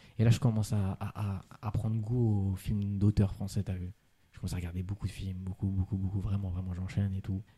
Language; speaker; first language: French; native; French